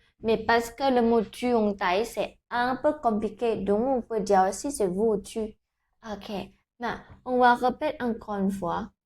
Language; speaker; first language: French; non-native, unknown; Thai